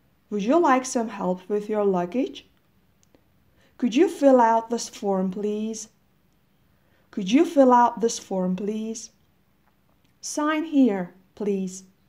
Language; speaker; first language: English; non-native, fluent; Persian